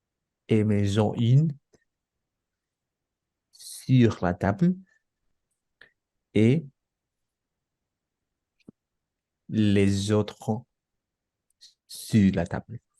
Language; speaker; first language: French; non-native, learner; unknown